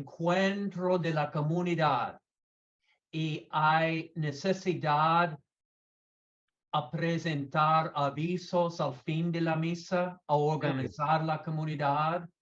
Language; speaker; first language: Spanish; non-native, learner; English